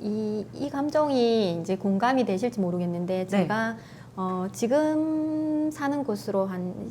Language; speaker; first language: Korean; native; Korean